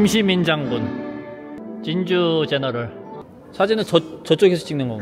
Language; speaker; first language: Korean; native; Korean